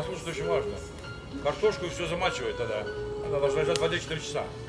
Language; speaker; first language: Russian; native; Russian